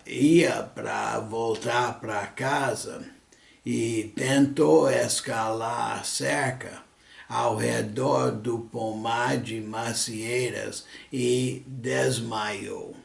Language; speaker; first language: Portuguese; non-native, fluent; English